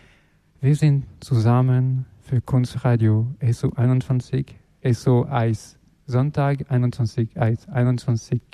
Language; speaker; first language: German; non-native, learner; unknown